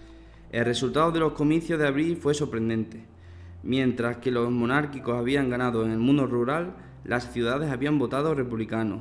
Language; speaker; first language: Spanish; native; Spanish